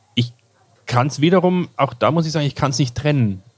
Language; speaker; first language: German; native; German